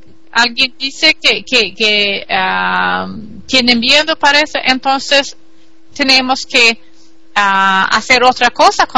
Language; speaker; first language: Spanish; non-native, learner; Swedish